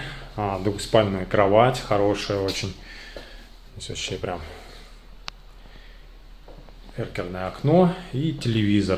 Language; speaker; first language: Russian; native; Russian